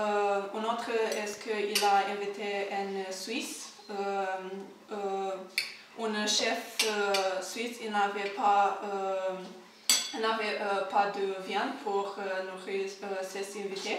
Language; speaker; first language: French; non-native, learner; English